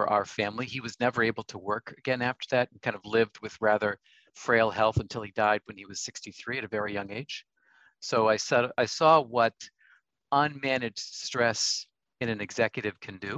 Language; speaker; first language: English; native; English